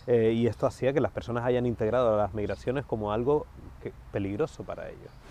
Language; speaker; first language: Spanish; native; Spanish